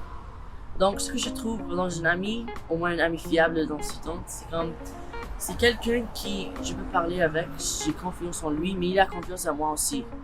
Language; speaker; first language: French; non-native, local second language; English